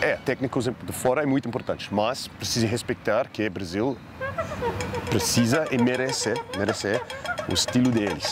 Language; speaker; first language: Portuguese; non-native, learner; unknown